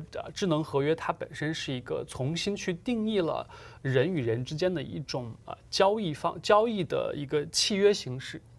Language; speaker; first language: Chinese; native; Chinese